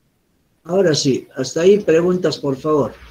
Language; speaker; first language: Spanish; native; Spanish